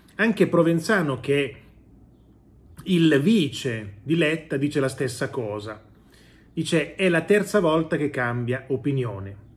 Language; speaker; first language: Italian; native; Italian